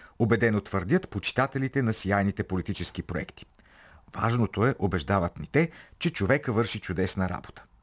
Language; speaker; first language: Bulgarian; native; Bulgarian